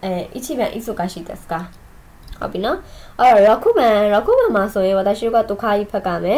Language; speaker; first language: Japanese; non-native, fluent; Burmese